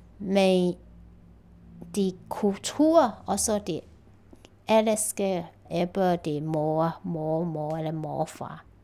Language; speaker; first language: Danish; non-native, learner; Chinese